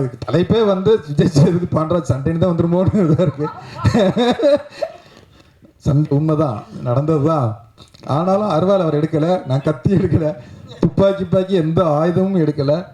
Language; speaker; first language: Tamil; native; Tamil